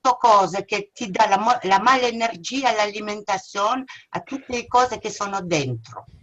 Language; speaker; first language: Italian; non-native, learner; French